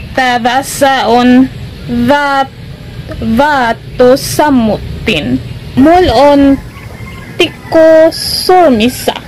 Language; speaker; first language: Finnish; non-native, learner; Filipino